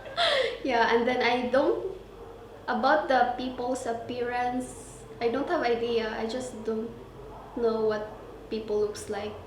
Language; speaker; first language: English; non-native, local second language; Cebuano